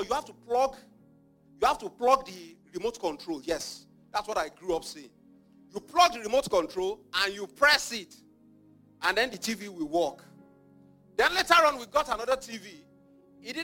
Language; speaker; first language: English; non-native, local second language; Yoruba